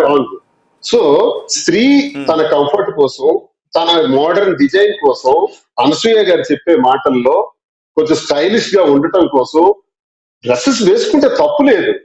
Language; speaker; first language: Telugu; native; Telugu